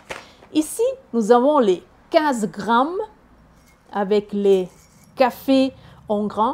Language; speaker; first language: French; non-native, learner; Italian